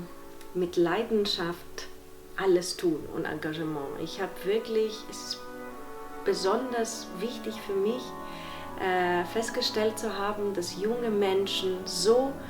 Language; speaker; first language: German; non-native, fluent; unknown